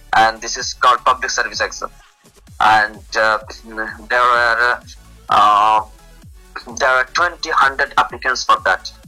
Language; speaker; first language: English; non-native, local second language; Bangla